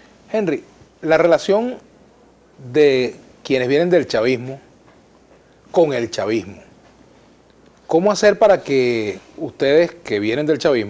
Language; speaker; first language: Spanish; native; Spanish